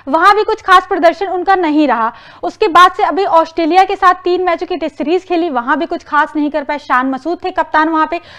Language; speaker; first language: Hindi; native; Hindi